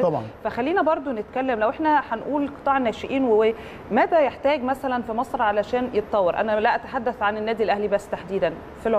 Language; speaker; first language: Arabic; native; Arabic